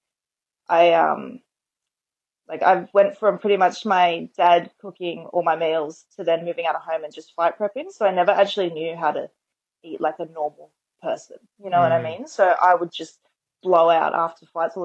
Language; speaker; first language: English; native; English